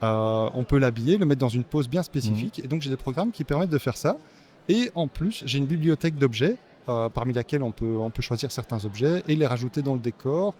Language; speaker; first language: French; native; French